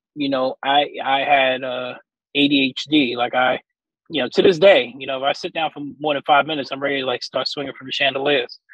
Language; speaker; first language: English; native; English